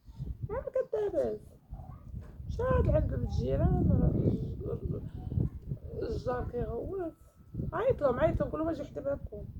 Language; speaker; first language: Arabic; native; Arabic